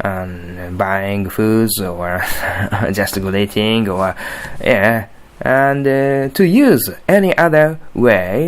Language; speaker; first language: English; non-native, learner; Japanese